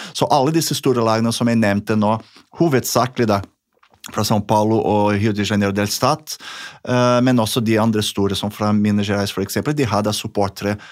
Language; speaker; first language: Norwegian; non-native, fluent; Portuguese